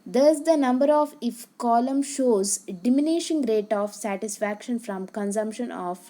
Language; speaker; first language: English; non-native, local second language; Kannada